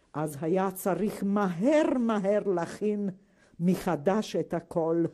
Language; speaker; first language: Hebrew; non-native, fluent; Hungarian